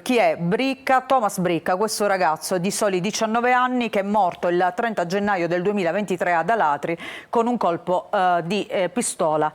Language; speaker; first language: Italian; native; Italian